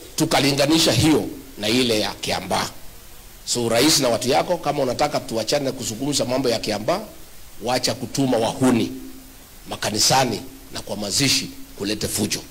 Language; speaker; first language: Swahili; native; Swahili